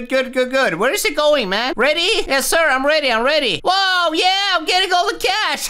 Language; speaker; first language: English; native; English